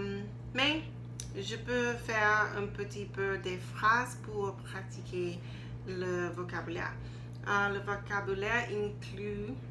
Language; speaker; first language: French; non-native, learner; English